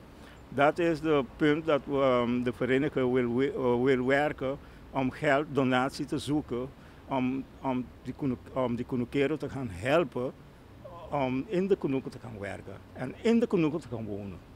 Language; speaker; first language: Dutch; non-native, local second language; Papiamento